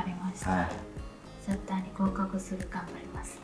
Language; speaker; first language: Japanese; non-native, learner; Burmese